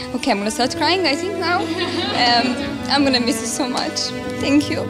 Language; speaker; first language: English; non-native, fluent; Serbian